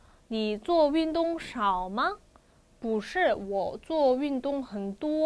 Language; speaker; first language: Chinese; non-native, fluent; Korean